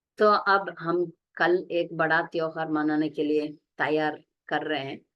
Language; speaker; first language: Hindi; non-native, local second language; Tamil